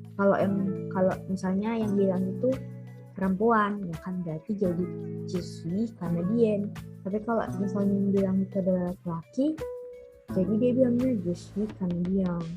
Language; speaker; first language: Indonesian; native; Indonesian